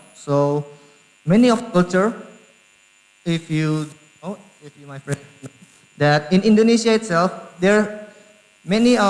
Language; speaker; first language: English; non-native, learner; Indonesian